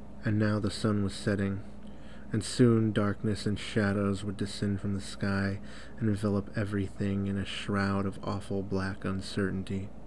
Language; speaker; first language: English; native; English